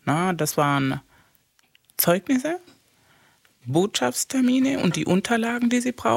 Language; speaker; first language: German; non-native, fluent; Spanish